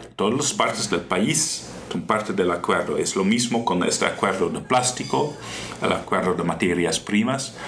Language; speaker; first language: Spanish; non-native, fluent; Dutch